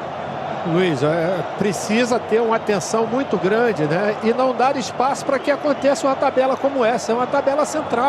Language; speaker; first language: Portuguese; native; Portuguese